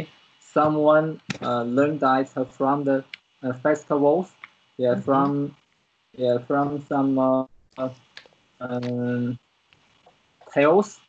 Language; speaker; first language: English; non-native, learner; Chinese